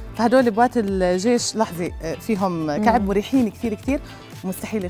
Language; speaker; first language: Arabic; native; Arabic